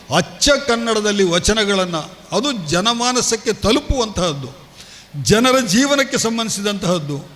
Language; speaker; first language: Kannada; non-native, local second language; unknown